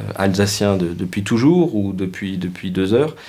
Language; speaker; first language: French; native; French